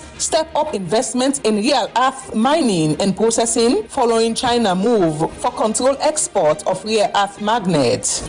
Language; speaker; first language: English; non-native, local second language; Krio